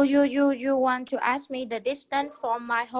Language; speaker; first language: English; non-native, learner; Vietnamese